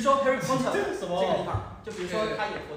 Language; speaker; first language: Chinese; native; Chinese